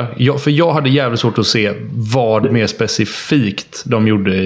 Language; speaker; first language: Swedish; native; Swedish